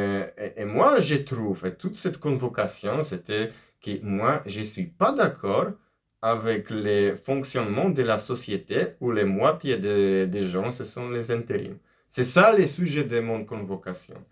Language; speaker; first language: French; non-native, fluent; Polish